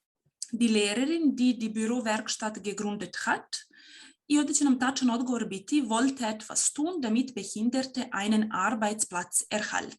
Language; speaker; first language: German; non-native, fluent; Serbian